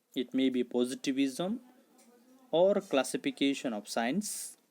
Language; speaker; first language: English; non-native, local second language; Kannada